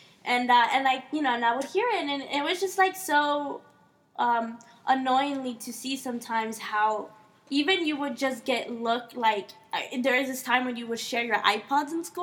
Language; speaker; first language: English; early bilingual, other home language; Spanish